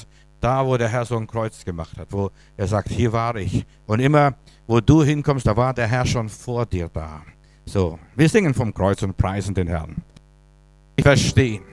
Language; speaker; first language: German; native; German